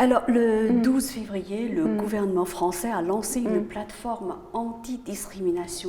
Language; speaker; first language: French; native; French